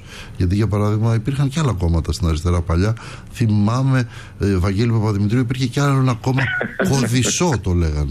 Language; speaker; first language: Greek; native; Greek